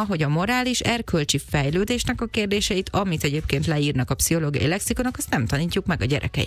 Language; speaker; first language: Hungarian; native; Hungarian